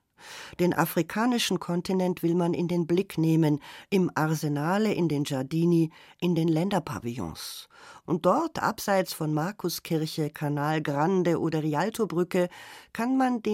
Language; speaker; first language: German; native; German